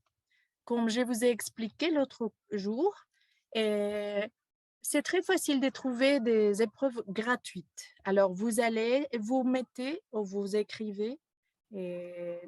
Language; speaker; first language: French; non-native, fluent; Spanish